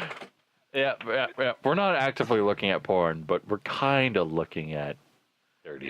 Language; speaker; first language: English; native; English